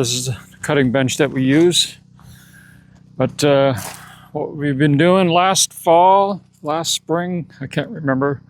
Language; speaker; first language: English; native; English